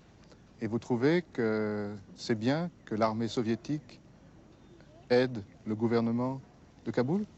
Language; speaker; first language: French; native; French